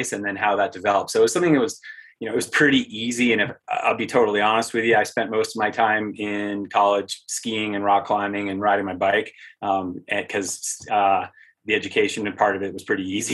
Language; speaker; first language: English; native; English